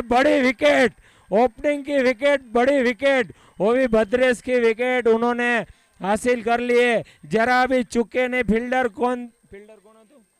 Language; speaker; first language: Hindi; non-native, local second language; Gujarati